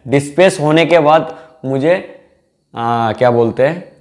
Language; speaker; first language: Hindi; non-native, local second language; Bangla